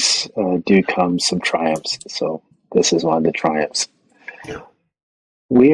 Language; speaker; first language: English; native; English